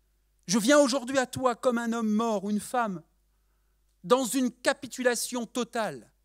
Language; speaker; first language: French; native; French